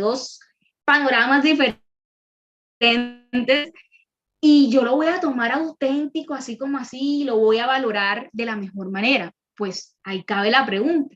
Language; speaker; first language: Spanish; native; Spanish